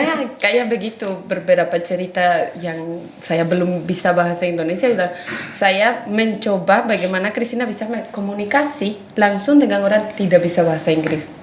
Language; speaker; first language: Indonesian; non-native, fluent; Spanish